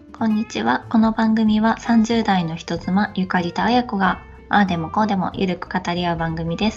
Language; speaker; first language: Japanese; native; Japanese